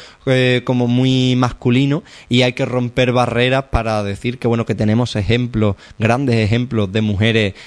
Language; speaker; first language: Spanish; native; Spanish